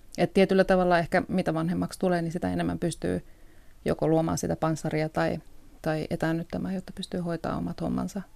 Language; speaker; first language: Finnish; early bilingual, heritage; Finnish